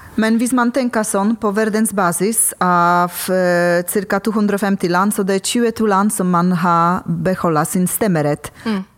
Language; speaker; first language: Norwegian; non-native, fluent; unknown